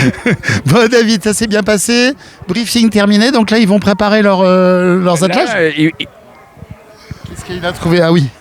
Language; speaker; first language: French; native; French